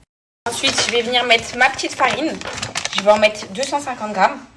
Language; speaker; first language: French; native; French